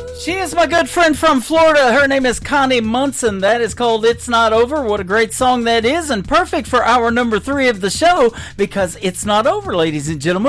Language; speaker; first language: English; native; English